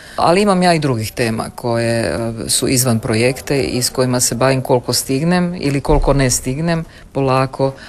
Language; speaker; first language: Croatian; native; Croatian